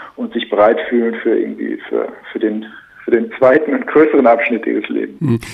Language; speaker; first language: German; native; German